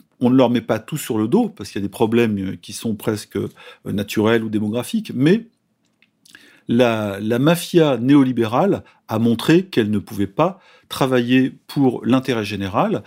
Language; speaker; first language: French; native; French